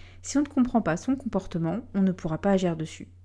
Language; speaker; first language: French; native; French